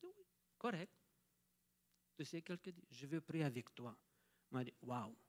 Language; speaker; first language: French; non-native, fluent; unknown